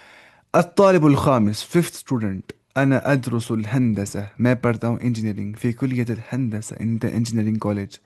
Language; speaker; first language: Arabic; non-native, fluent; Urdu